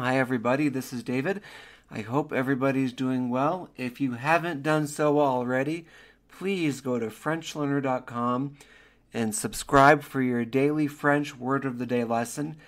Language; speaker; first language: English; native; English